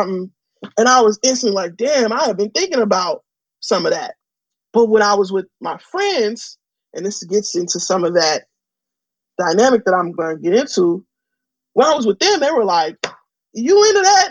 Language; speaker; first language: English; native; English